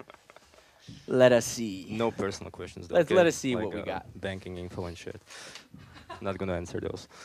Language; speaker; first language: English; non-native, fluent; Slovak